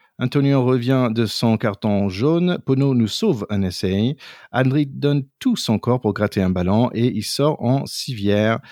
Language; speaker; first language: French; non-native, fluent; English